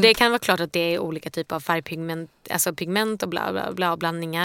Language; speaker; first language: Swedish; native; Swedish